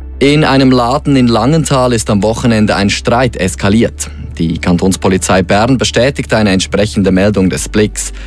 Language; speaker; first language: German; native; German